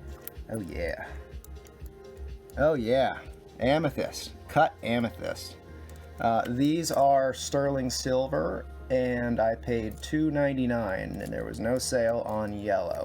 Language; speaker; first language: English; native; English